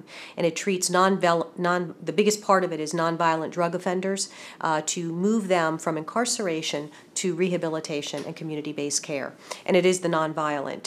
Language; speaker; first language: English; native; English